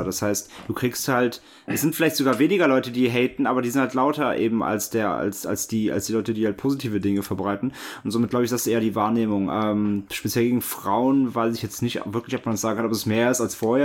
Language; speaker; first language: German; native; German